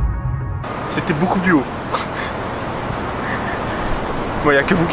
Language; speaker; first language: French; native; French